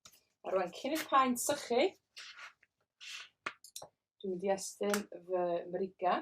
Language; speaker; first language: Welsh; native; Welsh